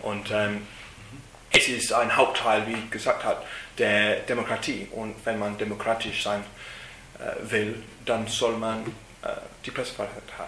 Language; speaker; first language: German; non-native, learner; English